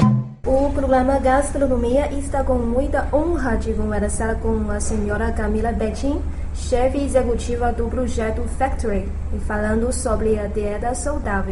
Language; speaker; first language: Portuguese; non-native, fluent; Chinese